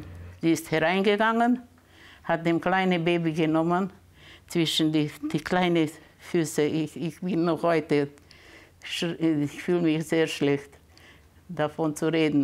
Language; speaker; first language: German; early bilingual, heritage; German